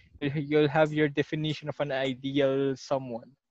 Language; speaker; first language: English; non-native, local second language; Filipino